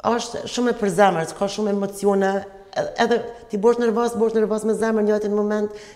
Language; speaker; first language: Albanian; early bilingual, other home language; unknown